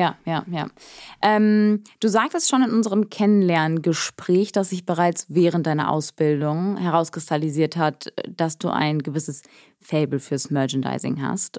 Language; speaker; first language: German; native; German